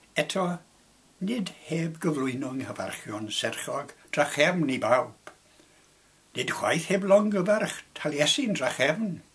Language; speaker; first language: Welsh; non-native, local second language; English